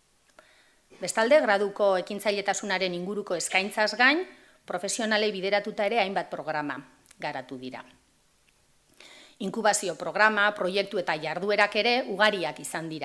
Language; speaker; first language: Basque; native; Basque